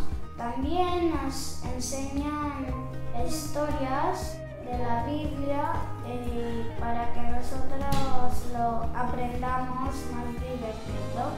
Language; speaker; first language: Spanish; early bilingual, other home language; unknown